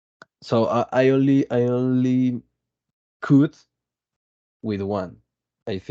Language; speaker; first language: English; non-native, fluent; Spanish